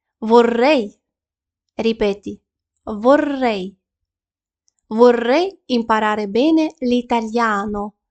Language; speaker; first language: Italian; non-native, fluent; Ukrainian